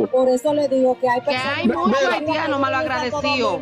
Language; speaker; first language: Spanish; native; Spanish